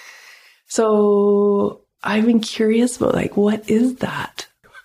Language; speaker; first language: English; native; English